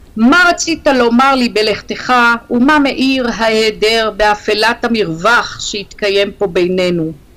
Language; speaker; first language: Hebrew; native; Hebrew